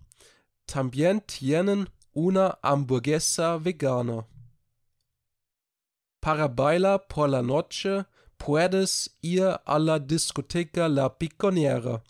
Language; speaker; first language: Spanish; non-native, learner; German